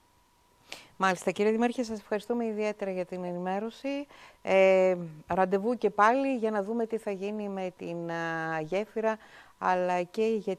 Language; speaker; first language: Greek; native; Greek